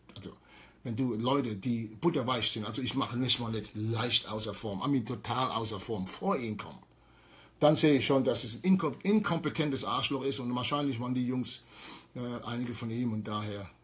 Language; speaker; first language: German; early bilingual, heritage; German